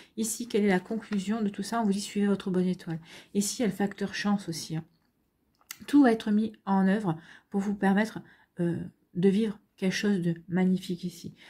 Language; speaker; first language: French; native; French